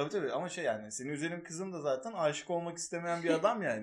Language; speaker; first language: Turkish; native; Turkish